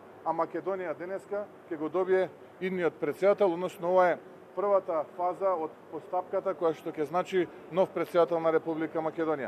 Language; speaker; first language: Macedonian; native; Macedonian